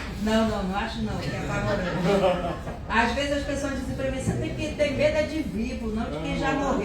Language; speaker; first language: Portuguese; native; Portuguese